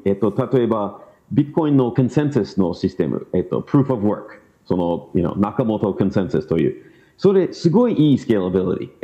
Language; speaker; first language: Japanese; non-native, learner; English